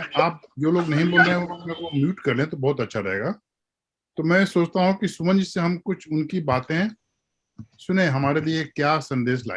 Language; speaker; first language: Hindi; native; Hindi